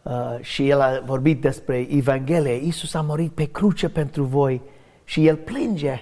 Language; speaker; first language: Romanian; early bilingual, heritage; English